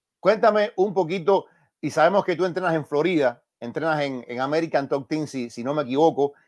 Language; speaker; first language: Spanish; native; Spanish